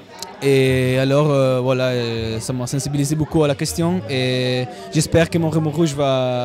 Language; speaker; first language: French; non-native, fluent; Italian